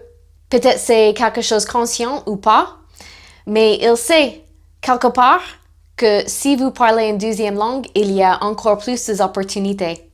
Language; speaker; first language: French; non-native, fluent; English